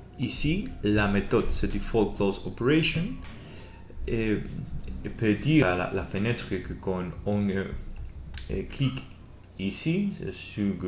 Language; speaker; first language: French; non-native, learner; Spanish